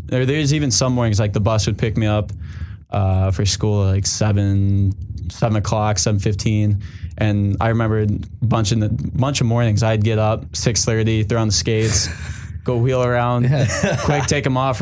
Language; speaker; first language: English; native; English